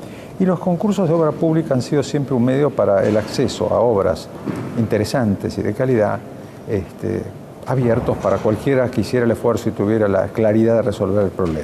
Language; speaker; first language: Spanish; native; Spanish